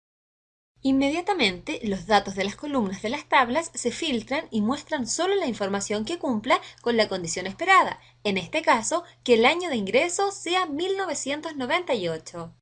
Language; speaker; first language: Spanish; native; Spanish